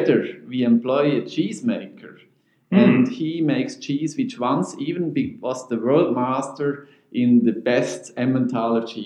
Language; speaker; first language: English; non-native, fluent; Swiss German